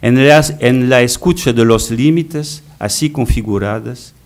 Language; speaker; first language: Spanish; non-native, fluent; French